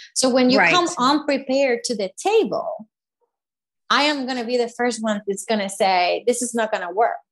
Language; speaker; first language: English; non-native, fluent; Spanish